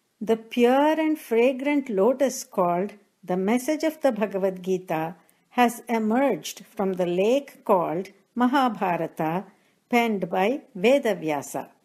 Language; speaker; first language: English; non-native, local second language; Telugu